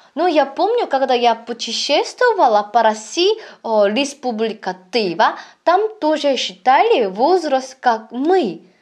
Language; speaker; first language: Russian; non-native, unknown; Korean